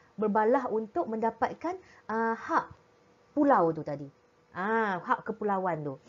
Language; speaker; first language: Malay; native; Malay